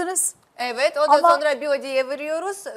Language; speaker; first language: Turkish; non-native, learner; Russian